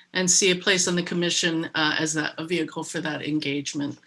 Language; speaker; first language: English; native; English